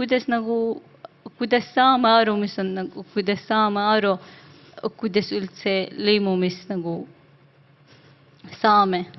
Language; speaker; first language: Estonian; non-native, learner; Arabic